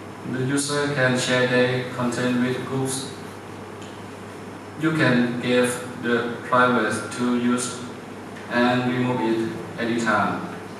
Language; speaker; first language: English; non-native, learner; Thai